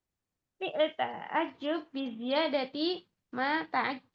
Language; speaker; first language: Arabic; non-native, fluent; Indonesian